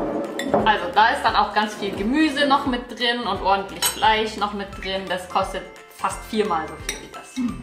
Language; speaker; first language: German; native; German